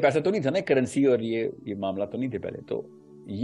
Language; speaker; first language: Urdu; non-native, local second language; Punjabi